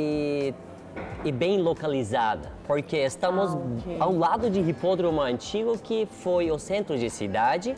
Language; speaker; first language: Portuguese; non-native, learner; Turkish